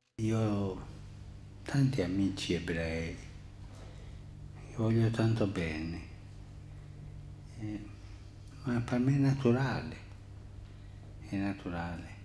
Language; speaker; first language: Italian; non-native, fluent; Spanish